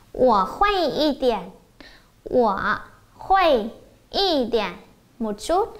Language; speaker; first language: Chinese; non-native, fluent; Vietnamese